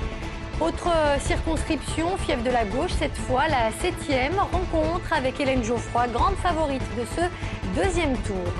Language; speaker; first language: French; native; French